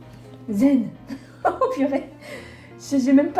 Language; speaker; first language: French; native; French